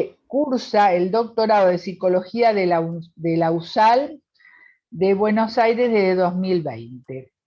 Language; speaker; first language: Spanish; native; Spanish